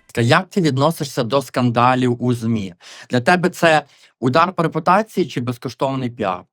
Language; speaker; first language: Ukrainian; native; Ukrainian